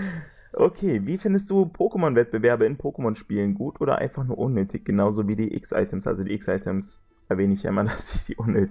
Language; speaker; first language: German; native; German